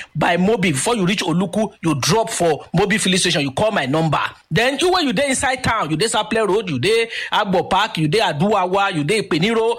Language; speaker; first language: Nigerian Pidgin; native; Nigerian Pidgin